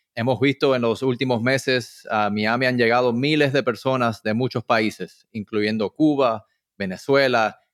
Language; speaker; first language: Spanish; early bilingual, heritage; Spanish